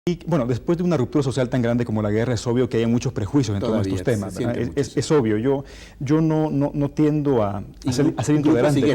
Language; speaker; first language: Spanish; native; Spanish